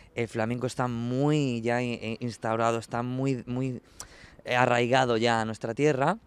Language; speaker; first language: Spanish; native; Spanish